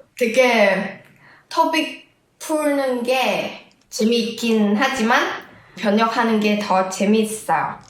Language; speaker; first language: Korean; non-native, fluent; Vietnamese